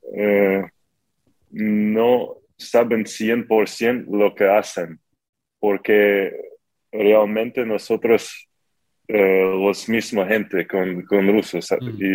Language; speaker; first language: Spanish; non-native, learner; Ukrainian